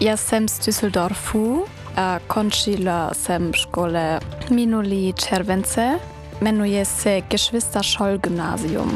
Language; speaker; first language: Czech; non-native, learner; German